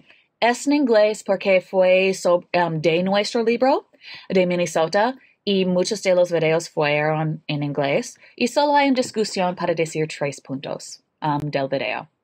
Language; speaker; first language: Spanish; non-native, learner; English